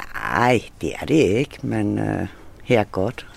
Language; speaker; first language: Danish; non-native, local second language; Faroese